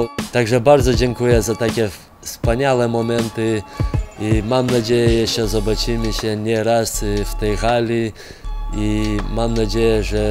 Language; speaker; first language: Polish; non-native, fluent; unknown